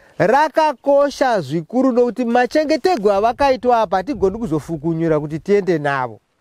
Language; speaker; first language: Shona; non-native, local second language; Tsonga